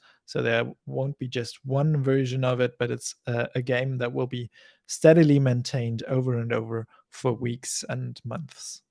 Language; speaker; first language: English; non-native, fluent; German